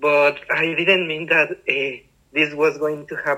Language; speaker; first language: English; non-native, fluent; Spanish